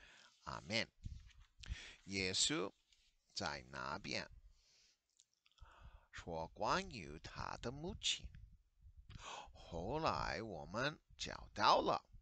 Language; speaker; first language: Cantonese; non-native, learner; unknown